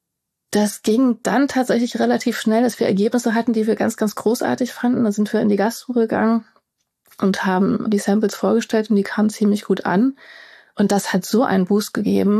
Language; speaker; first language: German; native; German